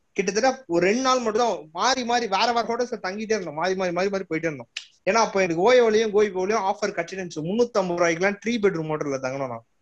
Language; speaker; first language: Tamil; native; Tamil